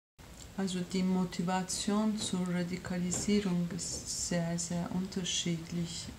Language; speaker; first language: German; non-native, fluent; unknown